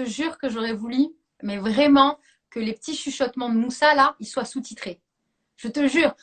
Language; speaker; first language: French; native; French